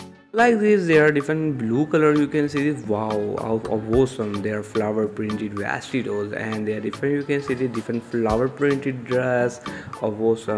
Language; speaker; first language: English; non-native, learner; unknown